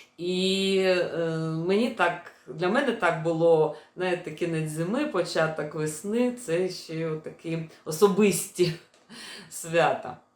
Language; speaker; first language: Ukrainian; non-native, local second language; Russian